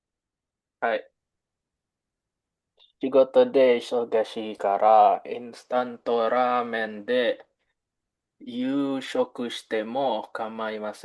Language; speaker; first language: Japanese; non-native, learner; Indonesian